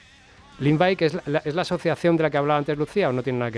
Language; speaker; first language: Spanish; native; Spanish